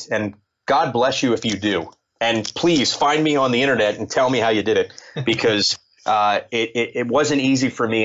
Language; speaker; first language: English; native; English